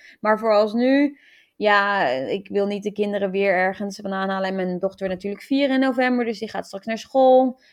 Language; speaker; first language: Dutch; native; Dutch